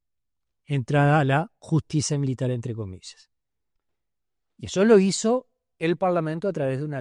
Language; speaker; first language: Spanish; native; Spanish